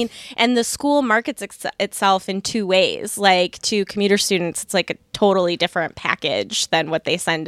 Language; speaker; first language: English; native; English